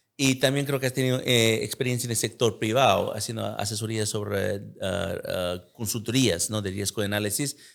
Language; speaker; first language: Spanish; early bilingual, heritage; Spanish